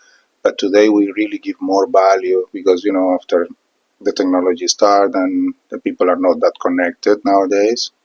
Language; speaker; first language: English; non-native, fluent; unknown